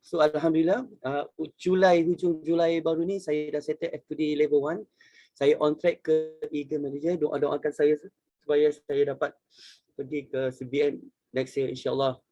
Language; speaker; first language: Malay; native; Malay